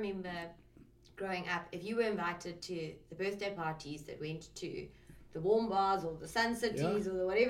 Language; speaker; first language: English; native; English